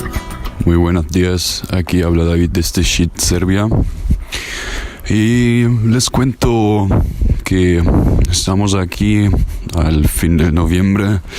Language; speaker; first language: Spanish; non-native, fluent; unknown